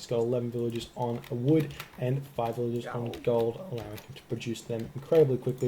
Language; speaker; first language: English; native; English